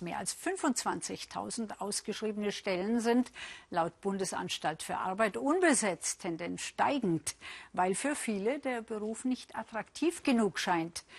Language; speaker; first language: German; native; German